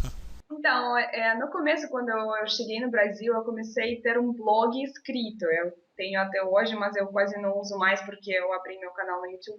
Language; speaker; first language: Portuguese; non-native, fluent; Russian